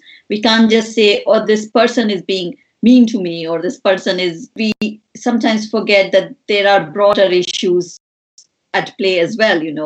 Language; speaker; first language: English; non-native, local second language; Hindi